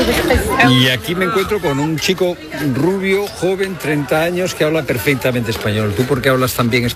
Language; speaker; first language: Spanish; native; Spanish